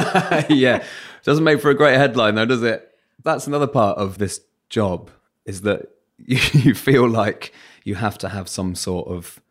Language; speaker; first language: English; native; English